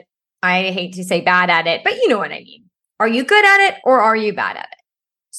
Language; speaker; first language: English; native; English